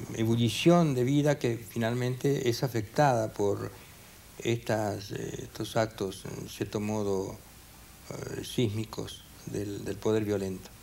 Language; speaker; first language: Spanish; native; Spanish